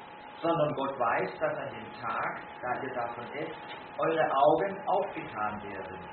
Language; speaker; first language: German; native; German